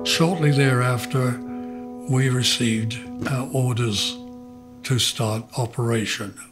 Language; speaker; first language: English; native; English